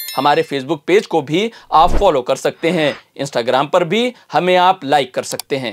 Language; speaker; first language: Hindi; native; Hindi